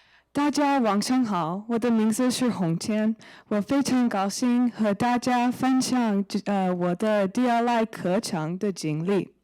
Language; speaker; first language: Chinese; non-native, learner; English